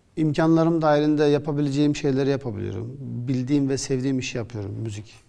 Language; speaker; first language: Turkish; early bilingual, other home language; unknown